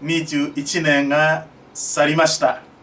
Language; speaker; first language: Japanese; non-native, fluent; French